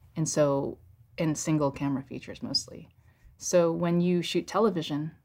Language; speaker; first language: English; native; English